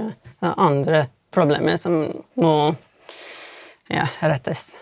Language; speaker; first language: Norwegian; non-native, fluent; English